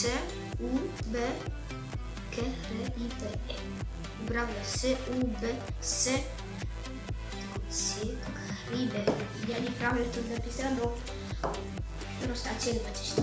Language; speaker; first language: Russian; early bilingual, heritage; Russian